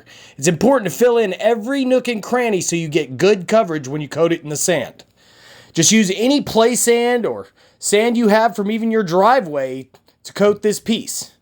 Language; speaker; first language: English; native; English